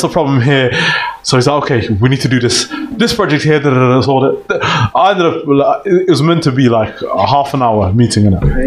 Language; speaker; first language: English; native; English